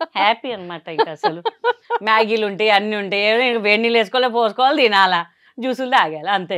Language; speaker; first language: Telugu; non-native, local second language; Hindi